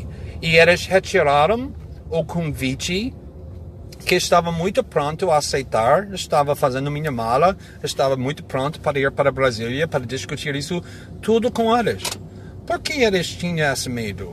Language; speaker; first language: Portuguese; non-native, fluent; English